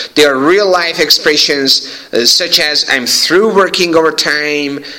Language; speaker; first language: English; non-native, fluent; Persian